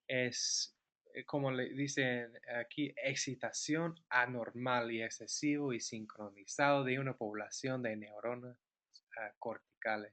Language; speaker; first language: Spanish; non-native, fluent; English